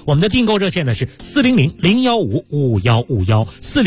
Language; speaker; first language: Chinese; native; Chinese